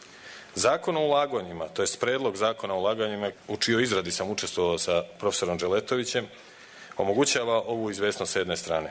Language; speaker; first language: Serbian; native; Serbian